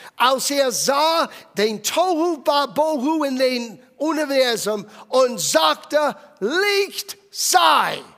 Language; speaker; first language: German; non-native, fluent; English